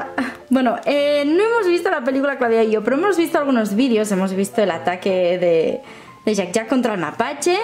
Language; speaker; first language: Spanish; native; Spanish